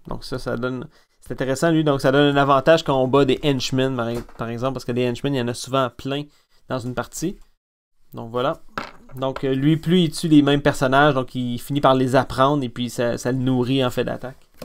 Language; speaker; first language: French; native; French